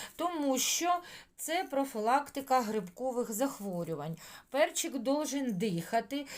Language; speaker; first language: Ukrainian; native; Ukrainian